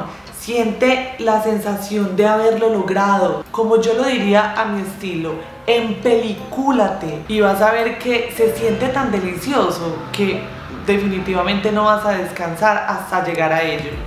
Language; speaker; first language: Spanish; native; Spanish